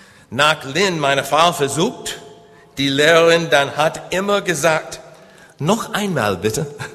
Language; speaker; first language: German; non-native, learner; English